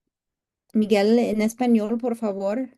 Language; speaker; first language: Spanish; non-native, learner; English